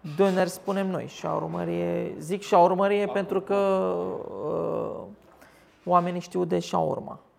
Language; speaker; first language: Romanian; early bilingual, other home language; Turkish